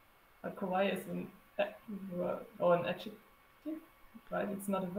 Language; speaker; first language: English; non-native, fluent; German